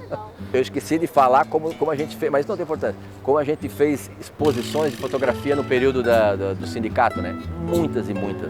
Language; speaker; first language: Portuguese; native; Portuguese